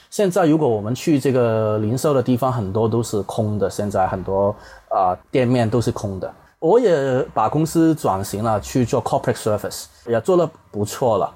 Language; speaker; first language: Chinese; non-native, fluent; Cantonese